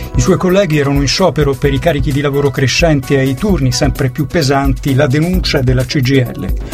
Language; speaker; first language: Italian; native; Italian